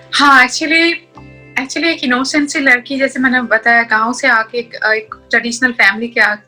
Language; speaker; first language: Hindi; non-native, local second language; Bangla